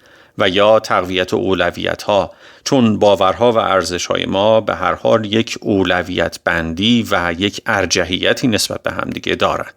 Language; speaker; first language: Persian; native; Persian